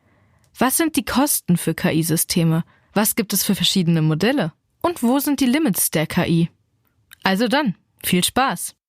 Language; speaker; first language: German; native; German